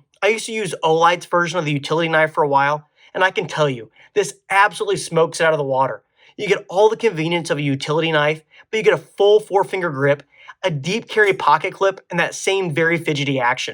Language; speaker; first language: English; native; English